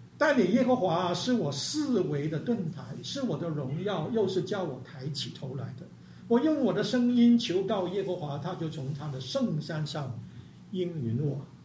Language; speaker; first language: Chinese; non-native, local second language; Cantonese